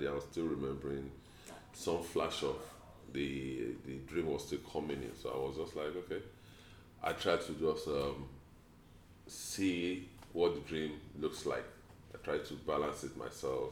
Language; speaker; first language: English; non-native, local second language; Yoruba